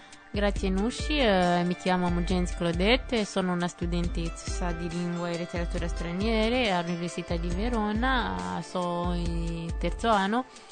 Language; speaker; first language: Italian; non-native, fluent; Kinyarwanda